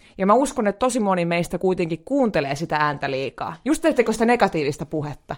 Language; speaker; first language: Finnish; native; Finnish